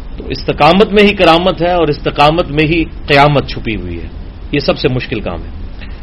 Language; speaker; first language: Urdu; non-native, local second language; Punjabi